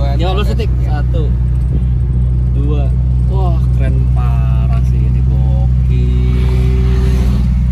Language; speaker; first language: Indonesian; native; Indonesian